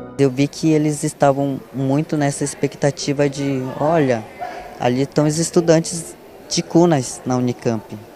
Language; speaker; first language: Portuguese; non-native, local second language; Ticuna